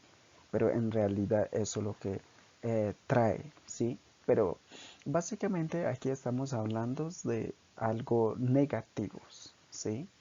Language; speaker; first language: Spanish; non-native, local second language; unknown